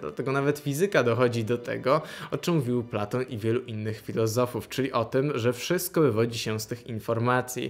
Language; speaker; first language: Polish; native; Polish